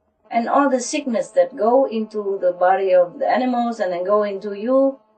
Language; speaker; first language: English; non-native, fluent; Vietnamese